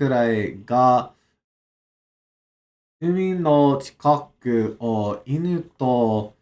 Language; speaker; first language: Japanese; non-native, learner; English